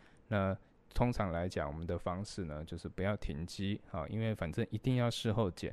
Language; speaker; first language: Chinese; native; Chinese